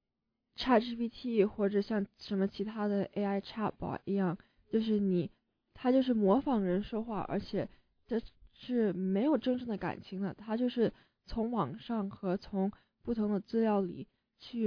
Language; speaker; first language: Chinese; early bilingual, heritage; Chinese